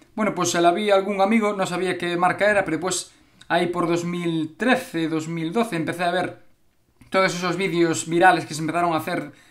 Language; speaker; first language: Spanish; native; Spanish